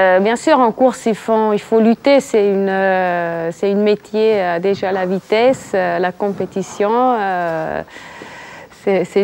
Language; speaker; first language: French; non-native, local second language; German